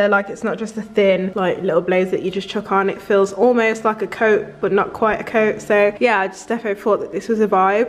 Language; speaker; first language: English; native; English